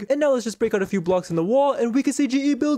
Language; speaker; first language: English; native; English